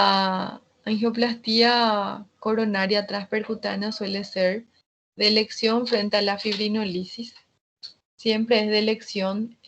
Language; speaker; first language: Spanish; native; Spanish